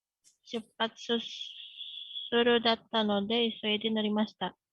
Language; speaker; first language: Japanese; non-native, learner; Indonesian